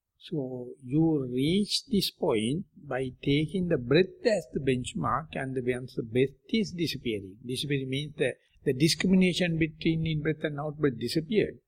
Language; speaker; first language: English; non-native, local second language; Sinhala